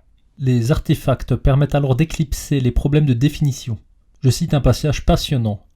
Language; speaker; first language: French; native; French